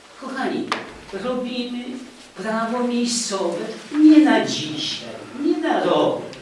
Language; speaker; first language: Polish; native; Polish